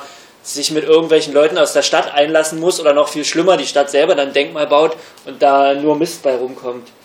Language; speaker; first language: German; native; German